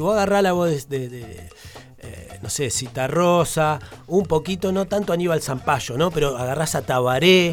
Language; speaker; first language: Spanish; native; Spanish